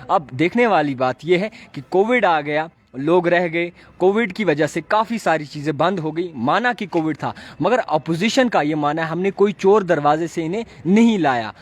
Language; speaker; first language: Hindi; non-native, local second language; Kashmiri